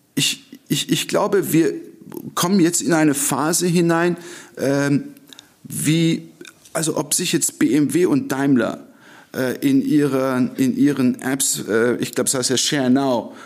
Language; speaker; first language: German; native; German